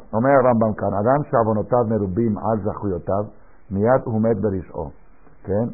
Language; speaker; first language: Hebrew; non-native, fluent; Spanish